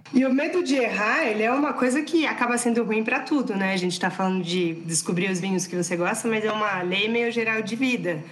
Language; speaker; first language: Portuguese; non-native, fluent; French